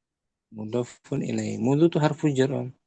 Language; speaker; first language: Indonesian; native; Indonesian